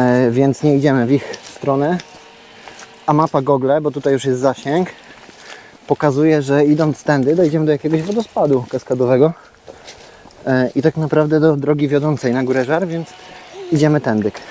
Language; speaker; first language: Polish; native; Polish